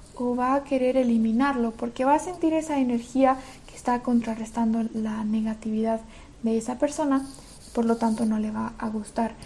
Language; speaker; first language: Spanish; early bilingual, other home language; Russian